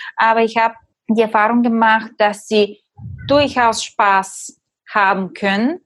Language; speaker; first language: German; non-native, fluent; Bulgarian